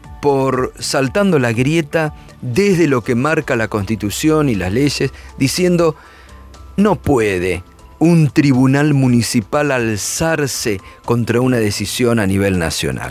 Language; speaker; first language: Spanish; native; Spanish